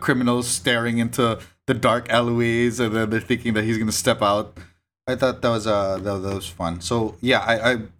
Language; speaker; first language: English; non-native, local second language; Cebuano